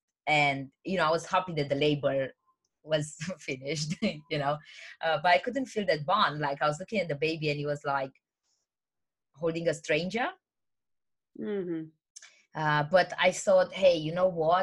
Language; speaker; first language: English; non-native, fluent; Romanian